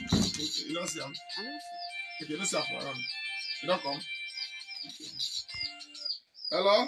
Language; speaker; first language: English; non-native, local second language; Igbo